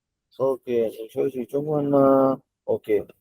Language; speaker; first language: Chinese; non-native, fluent; Hindi